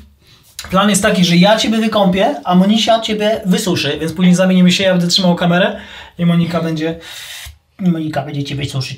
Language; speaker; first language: Polish; native; Polish